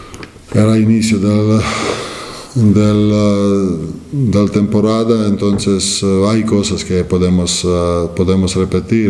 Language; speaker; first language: Spanish; non-native, fluent; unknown